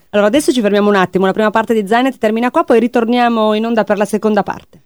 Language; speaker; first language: Italian; native; Italian